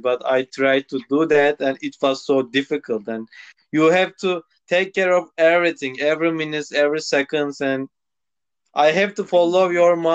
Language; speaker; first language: English; non-native, local second language; Turkish